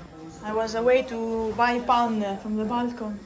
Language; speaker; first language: English; non-native, fluent; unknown